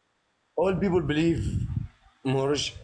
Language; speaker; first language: English; non-native, learner; Arabic